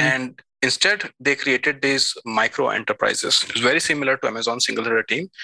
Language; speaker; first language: English; non-native, local second language; Hindi